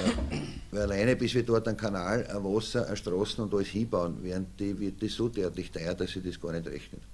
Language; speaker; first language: German; native; German